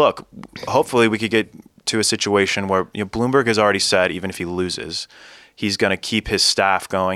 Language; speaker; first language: English; native; English